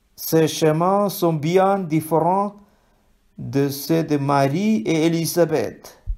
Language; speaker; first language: French; non-native, fluent; Malayalam